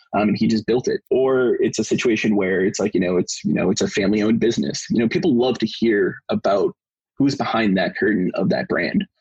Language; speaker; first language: English; native; English